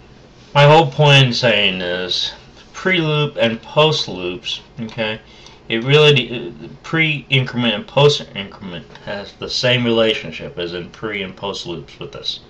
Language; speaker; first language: English; native; English